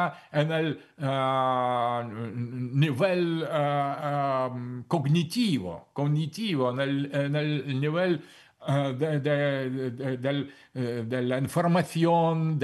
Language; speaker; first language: Spanish; non-native, fluent; Russian